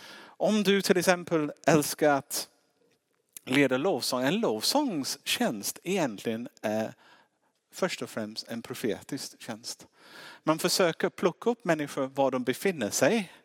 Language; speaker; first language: Swedish; non-native, fluent; English